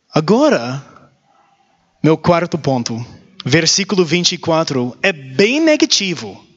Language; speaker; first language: Portuguese; non-native, learner; English